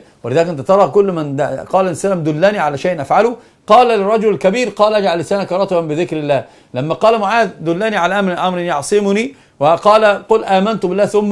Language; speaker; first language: Arabic; native; Arabic